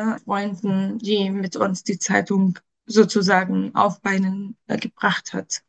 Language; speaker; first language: German; non-native, fluent; Arabic